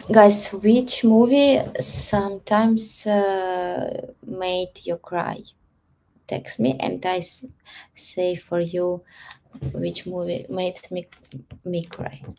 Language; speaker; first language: English; non-native, learner; Russian